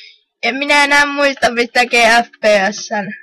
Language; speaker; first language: Finnish; native; Finnish